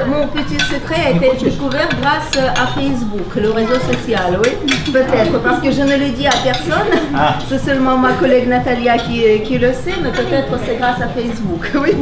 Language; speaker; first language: French; non-native, fluent; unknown